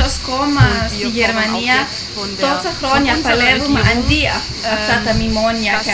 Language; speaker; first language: Greek; early bilingual, heritage; Greek